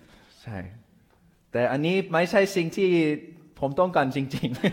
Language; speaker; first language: Thai; non-native, fluent; English